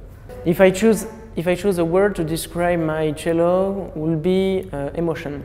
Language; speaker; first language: English; non-native, learner; French